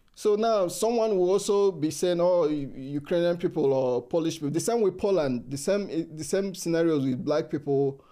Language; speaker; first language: English; non-native, local second language; Igbo